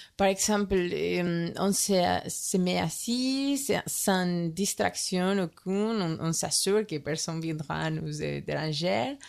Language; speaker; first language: French; non-native, learner; Spanish